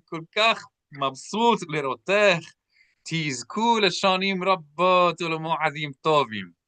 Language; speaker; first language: Hebrew; non-native, fluent; English